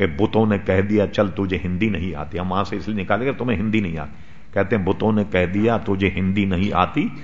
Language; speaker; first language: Urdu; native; Urdu